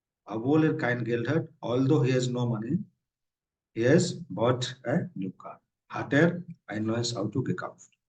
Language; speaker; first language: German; non-native, fluent; Hindi